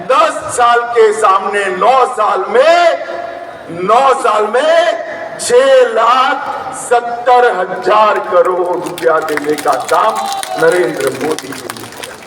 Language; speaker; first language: Hindi; non-native, local second language; Gujarati